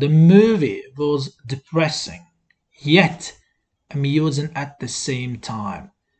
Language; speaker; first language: English; non-native, fluent; Azerbaijani